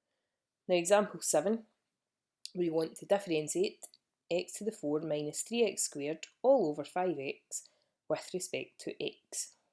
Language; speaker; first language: English; native; English